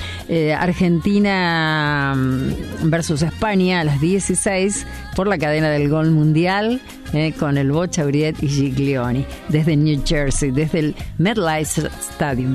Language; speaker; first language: Spanish; native; Spanish